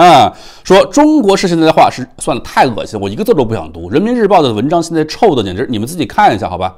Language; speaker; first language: Chinese; native; Chinese